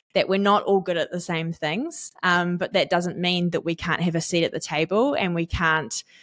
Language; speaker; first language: English; native; English